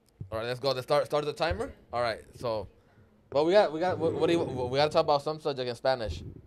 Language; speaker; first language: English; early bilingual, other home language; Spanish